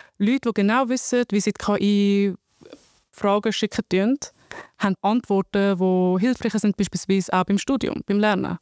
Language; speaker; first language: German; early bilingual, other home language; Arabic